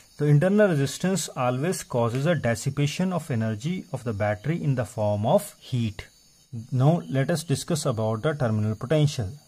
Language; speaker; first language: Hindi; native; Hindi